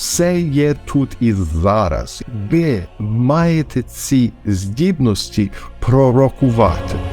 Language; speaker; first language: Ukrainian; early bilingual, heritage; Ukrainian